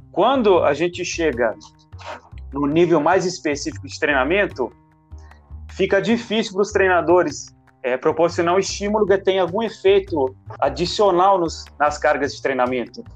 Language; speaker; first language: Portuguese; non-native, fluent; Italian